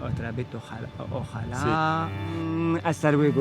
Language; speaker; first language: Spanish; non-native, learner; Arabic